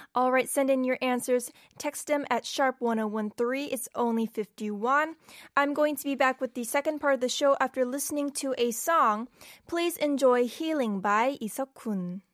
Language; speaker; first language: English; non-native, fluent; Korean